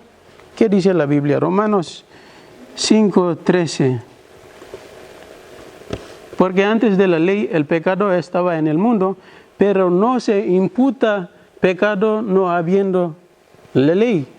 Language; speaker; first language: Spanish; non-native, learner; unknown